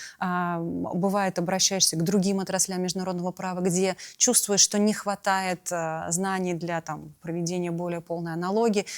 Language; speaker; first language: Russian; native; Russian